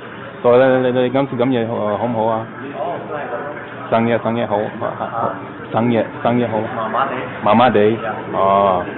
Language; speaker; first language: Cantonese; non-native, learner; English